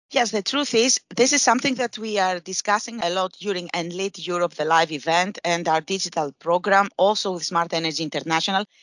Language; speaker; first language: English; non-native, fluent; Greek